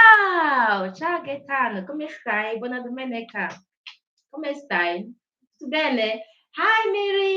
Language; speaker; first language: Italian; non-native, learner; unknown